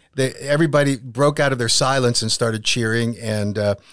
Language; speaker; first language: English; native; English